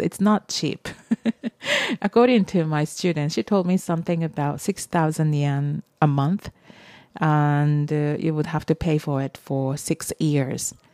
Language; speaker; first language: English; non-native, fluent; Japanese